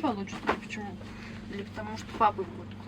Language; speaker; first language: Russian; native; Russian